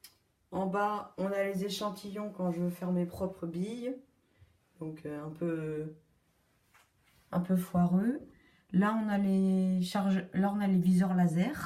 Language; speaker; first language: French; native; French